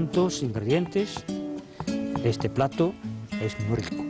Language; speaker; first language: Spanish; non-native, fluent; Chinese